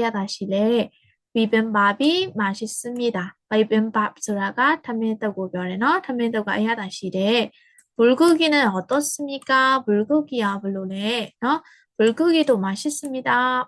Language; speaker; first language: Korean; non-native, fluent; Burmese